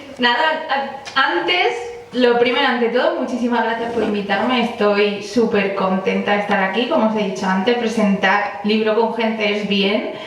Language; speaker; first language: Spanish; early bilingual, other home language; Chinese